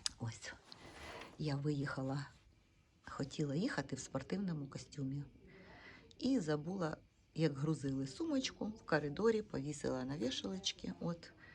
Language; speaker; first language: Ukrainian; native; Ukrainian